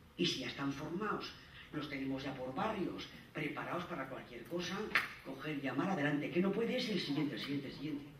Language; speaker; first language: Spanish; native; Spanish